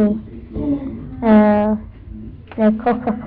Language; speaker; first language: French; non-native, learner; English